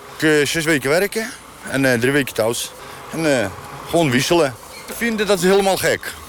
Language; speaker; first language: Dutch; non-native, learner; Ukrainian